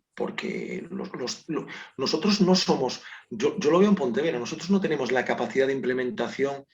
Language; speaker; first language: Spanish; non-native, local second language; Galician